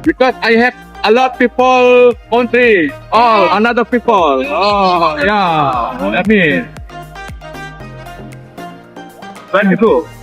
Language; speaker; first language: English; non-native, learner; Indonesian